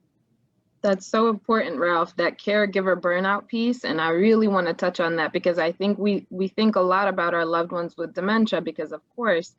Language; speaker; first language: English; native; English